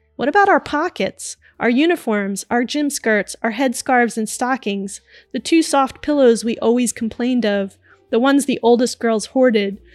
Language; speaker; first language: English; native; English